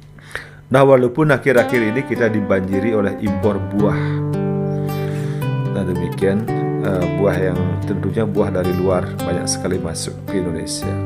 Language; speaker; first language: Indonesian; native; Indonesian